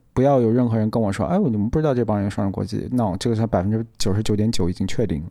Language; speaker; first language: Chinese; native; Chinese